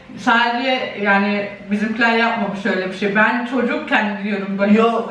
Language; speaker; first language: Turkish; early bilingual, heritage; Turkish